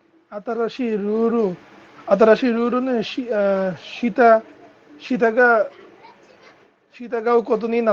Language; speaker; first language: Japanese; non-native, learner; Bangla